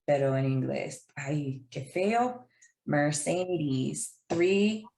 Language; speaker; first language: Spanish; non-native, learner; English